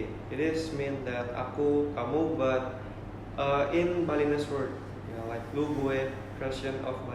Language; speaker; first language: English; non-native, learner; Indonesian